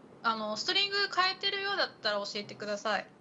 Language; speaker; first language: Japanese; native; Japanese